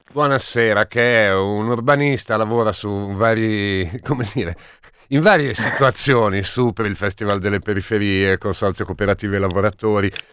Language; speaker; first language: Italian; native; Italian